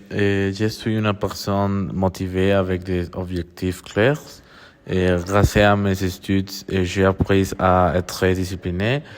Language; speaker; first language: French; non-native, learner; Spanish